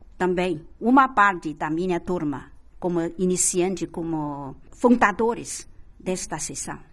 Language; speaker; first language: Portuguese; non-native, fluent; Chinese